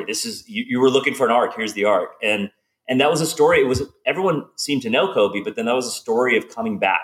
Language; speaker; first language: English; native; English